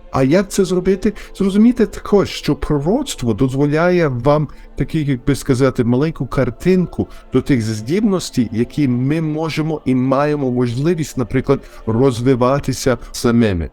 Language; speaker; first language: Ukrainian; early bilingual, heritage; Ukrainian